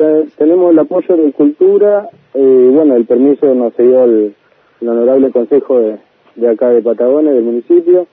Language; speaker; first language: Spanish; native; Spanish